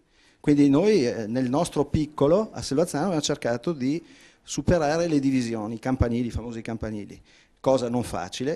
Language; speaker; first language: Italian; native; Italian